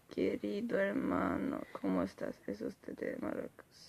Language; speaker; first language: Spanish; non-native, learner; Swedish